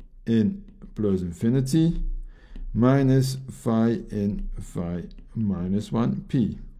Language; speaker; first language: English; non-native, fluent; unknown